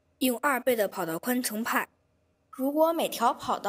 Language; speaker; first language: Chinese; native; Chinese